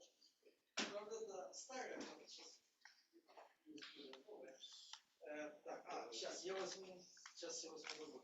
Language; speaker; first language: Russian; native; Russian